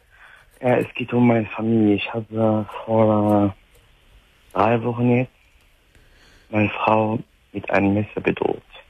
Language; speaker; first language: German; non-native, fluent; Arabic